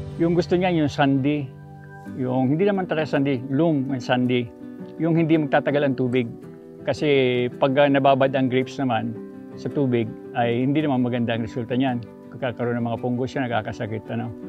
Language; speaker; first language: Filipino; native; Filipino